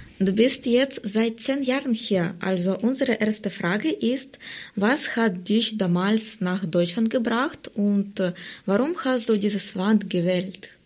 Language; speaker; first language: German; non-native, fluent; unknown